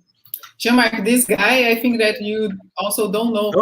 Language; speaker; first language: English; non-native, fluent; Portuguese